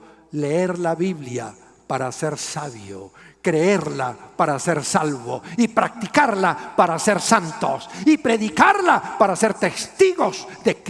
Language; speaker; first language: Spanish; native; Spanish